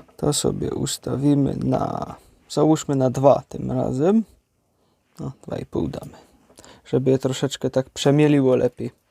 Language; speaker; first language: Polish; native; Polish